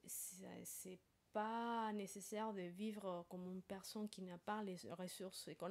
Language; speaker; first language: French; non-native, fluent; Spanish